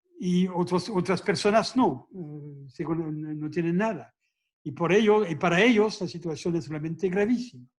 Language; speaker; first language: Spanish; non-native, fluent; French